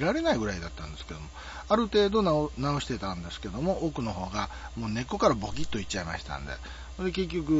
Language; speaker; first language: Japanese; native; Japanese